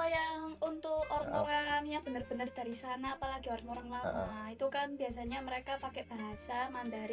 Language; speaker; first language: Indonesian; native; Indonesian